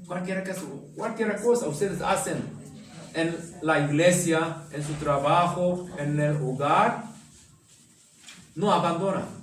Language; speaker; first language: Spanish; non-native, learner; Korean